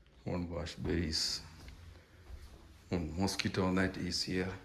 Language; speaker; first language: English; non-native, fluent; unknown